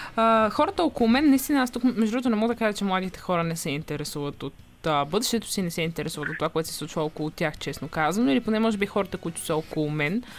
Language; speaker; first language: Bulgarian; native; Bulgarian